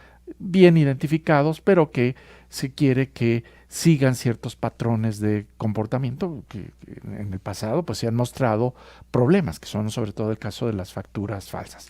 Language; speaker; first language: Spanish; native; Spanish